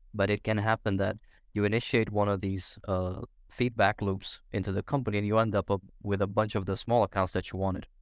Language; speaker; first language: English; non-native, fluent; Portuguese